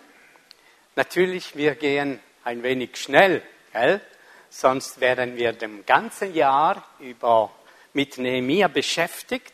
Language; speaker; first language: German; non-native, fluent; Italian